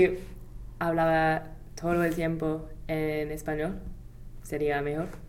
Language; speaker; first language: Spanish; non-native, fluent; English